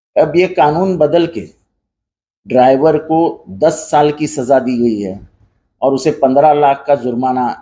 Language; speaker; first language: Hindi; non-native, local second language; Marathi